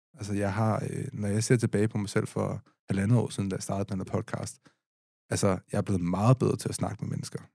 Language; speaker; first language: Danish; native; Danish